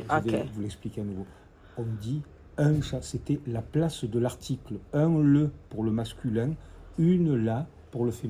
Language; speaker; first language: French; native; French